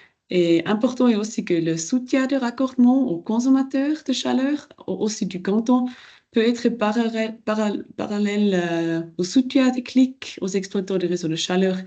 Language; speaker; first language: French; non-native, local second language; German